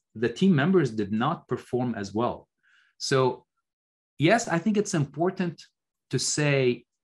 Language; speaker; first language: English; non-native, fluent; Arabic